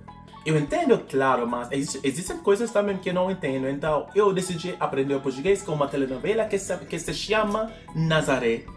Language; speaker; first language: Portuguese; non-native, fluent; English